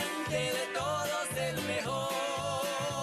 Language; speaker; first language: Spanish; native; Spanish